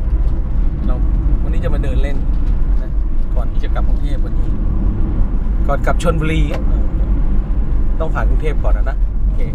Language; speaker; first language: Thai; native; Thai